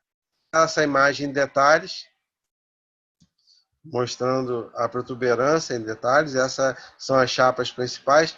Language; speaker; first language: Portuguese; native; Portuguese